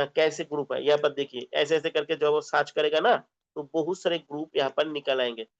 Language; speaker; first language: Hindi; non-native, local second language; Bangla